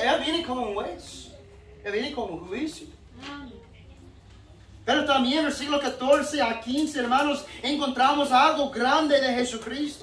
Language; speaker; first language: Spanish; non-native, fluent; English